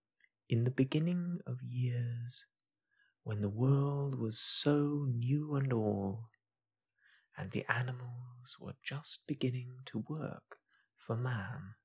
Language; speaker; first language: English; native; English